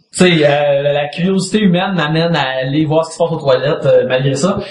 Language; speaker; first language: French; native; French